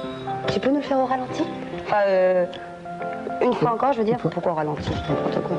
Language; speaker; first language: French; native; French